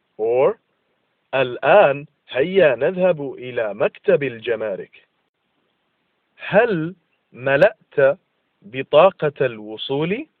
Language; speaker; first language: Arabic; non-native, fluent; English